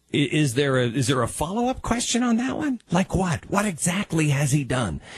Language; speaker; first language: English; native; English